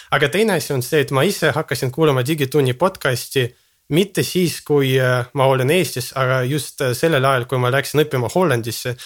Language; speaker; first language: Estonian; non-native, local second language; Russian